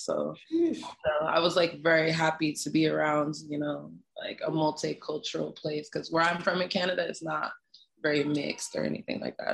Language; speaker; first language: English; native; English